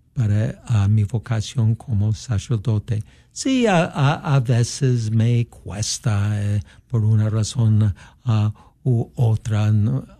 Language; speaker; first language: Spanish; non-native, fluent; English